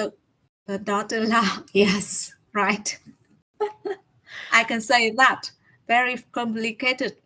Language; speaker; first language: English; non-native, learner; Vietnamese